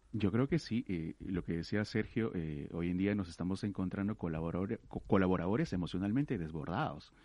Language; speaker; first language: Spanish; native; Spanish